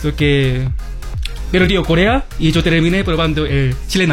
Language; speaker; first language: Spanish; non-native, learner; Korean